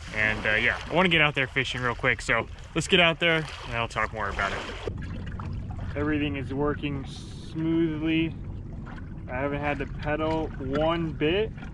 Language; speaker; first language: English; native; English